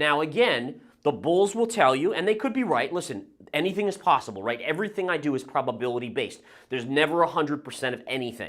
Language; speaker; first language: English; native; English